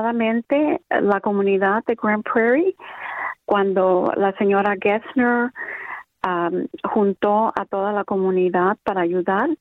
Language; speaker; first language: Spanish; early bilingual, other home language; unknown